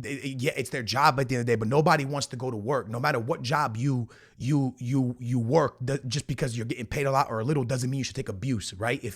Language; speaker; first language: English; native; English